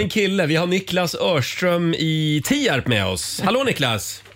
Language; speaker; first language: Swedish; native; Swedish